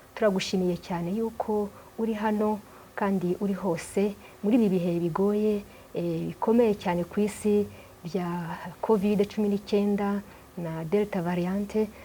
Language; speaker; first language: Kinyarwanda; early bilingual, heritage; Kinyarwanda